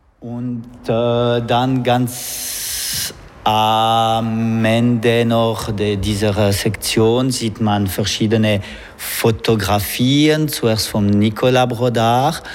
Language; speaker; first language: German; non-native, local second language; French